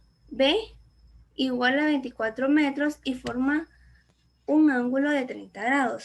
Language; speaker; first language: Spanish; native; Spanish